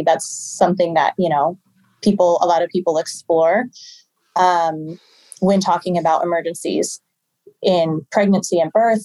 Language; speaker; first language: English; native; English